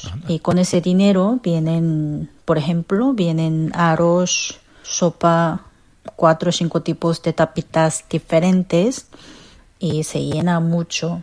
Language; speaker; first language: Spanish; non-native, fluent; Korean